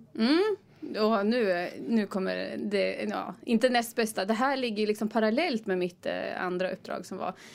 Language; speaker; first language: Swedish; native; Swedish